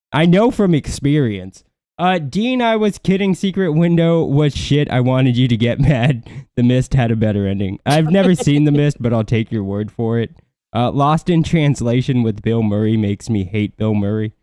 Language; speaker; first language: English; native; English